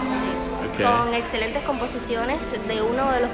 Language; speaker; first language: Spanish; non-native, fluent; English